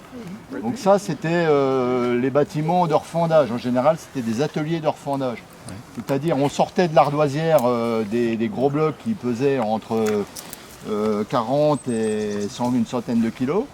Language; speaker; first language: French; native; French